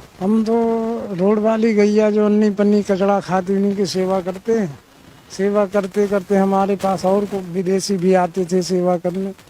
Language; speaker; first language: Hindi; native; Hindi